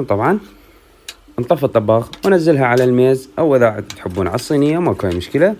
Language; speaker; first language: Arabic; native; Arabic